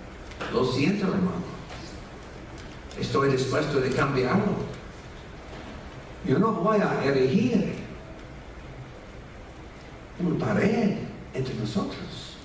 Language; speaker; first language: Spanish; non-native, fluent; English